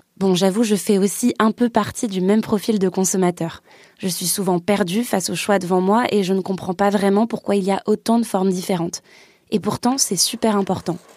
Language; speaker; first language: French; native; French